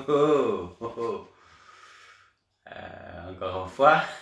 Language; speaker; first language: French; non-native, learner; Portuguese